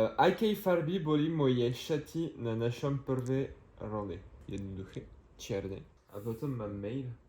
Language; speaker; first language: Slovak; non-native, learner; French